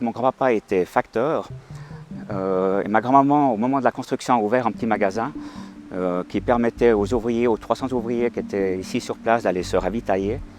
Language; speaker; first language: French; native; French